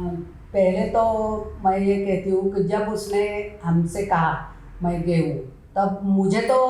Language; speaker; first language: Hindi; non-native, local second language; Marathi